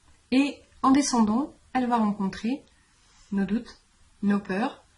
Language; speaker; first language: French; native; French